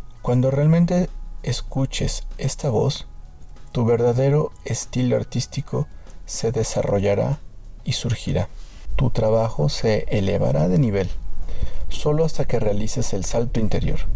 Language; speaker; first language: Spanish; native; Spanish